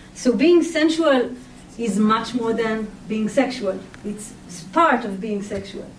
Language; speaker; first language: English; non-native, fluent; Hebrew